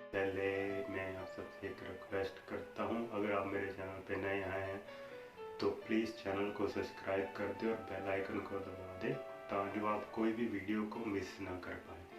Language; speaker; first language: Hindi; non-native, local second language; Punjabi